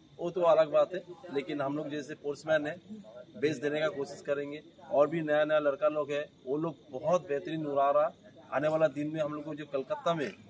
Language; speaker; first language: Hindi; non-native, local second language; Bangla